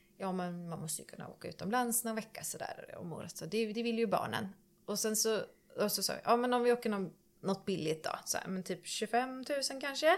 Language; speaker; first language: Swedish; native; Swedish